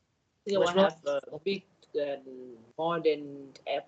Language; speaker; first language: English; non-native, learner; Thai